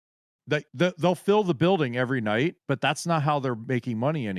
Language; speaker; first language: English; native; English